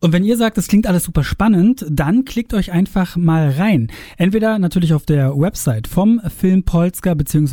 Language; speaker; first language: German; native; German